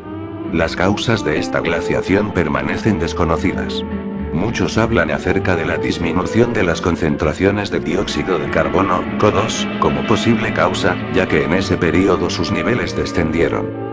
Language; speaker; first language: Spanish; native; Spanish